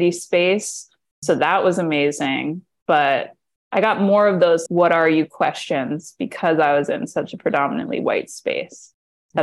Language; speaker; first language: English; native; English